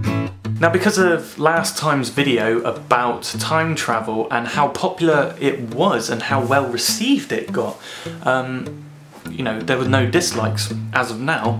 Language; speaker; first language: English; native; English